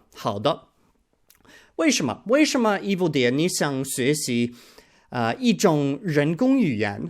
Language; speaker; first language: Chinese; non-native, learner; English